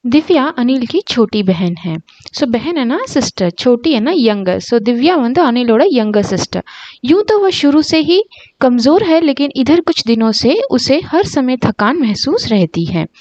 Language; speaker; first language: Hindi; non-native, local second language; Tamil